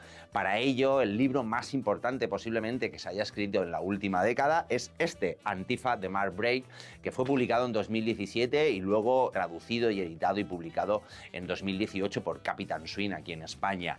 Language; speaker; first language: Spanish; native; Spanish